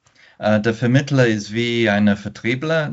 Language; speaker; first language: German; non-native, fluent; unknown